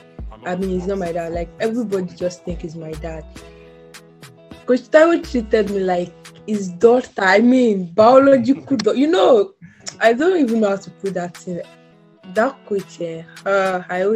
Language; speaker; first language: English; non-native, local second language; Yoruba